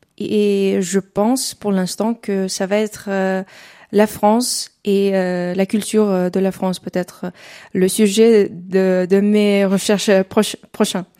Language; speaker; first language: French; non-native, fluent; Uzbek